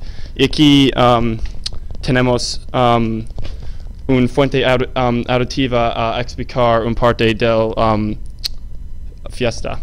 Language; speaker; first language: Spanish; non-native, learner; English